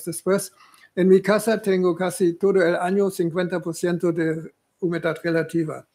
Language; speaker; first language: Spanish; non-native, fluent; German